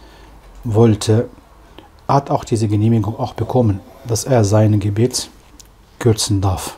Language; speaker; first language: German; non-native, fluent; Arabic